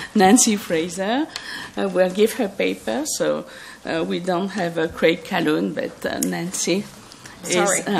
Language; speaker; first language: English; non-native, fluent; French